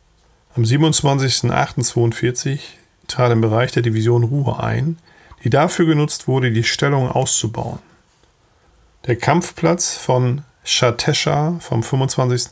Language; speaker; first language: German; native; German